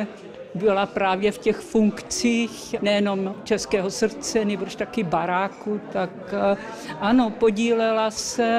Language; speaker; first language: Czech; early bilingual, other home language; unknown